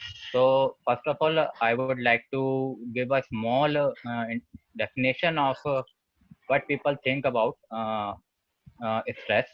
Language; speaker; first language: English; non-native, learner; Hindi